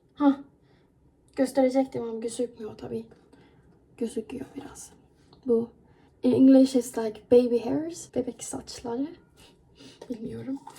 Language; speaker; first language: Turkish; non-native, fluent; Persian